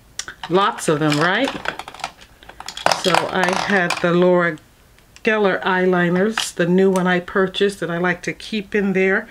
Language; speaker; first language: English; native; English